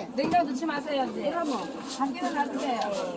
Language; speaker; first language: Korean; native; Korean